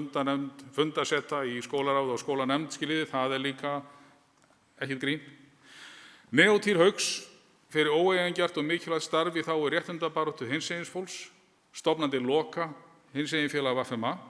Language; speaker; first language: Icelandic; native; Icelandic